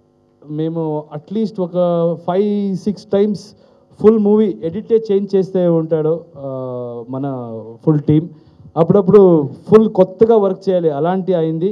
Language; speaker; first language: Telugu; non-native, learner; Kannada